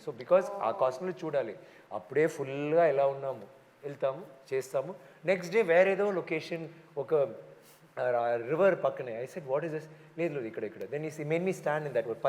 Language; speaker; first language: Telugu; non-native, local second language; Tamil